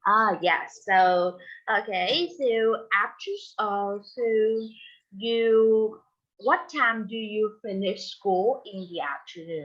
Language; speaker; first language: English; non-native, fluent; Vietnamese